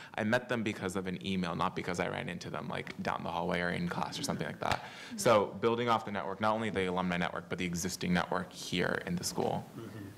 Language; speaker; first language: English; native; English